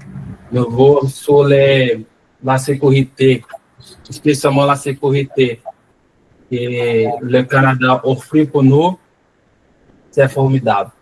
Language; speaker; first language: French; non-native, learner; Portuguese